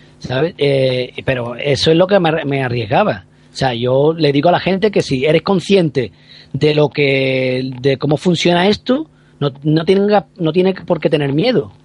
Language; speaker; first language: Spanish; native; Spanish